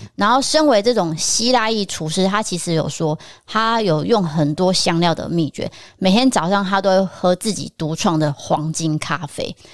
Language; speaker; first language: Chinese; native; Chinese